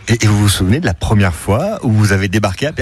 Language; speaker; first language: French; native; French